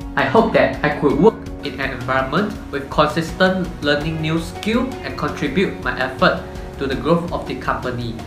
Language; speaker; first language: English; non-native, local second language; Chinese